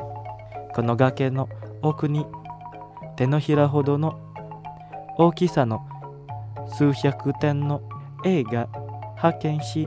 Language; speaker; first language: Japanese; non-native, fluent; Indonesian